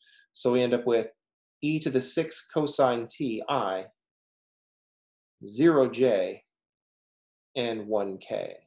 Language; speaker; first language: English; native; English